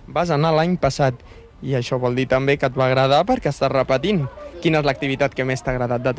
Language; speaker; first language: Catalan; native; Catalan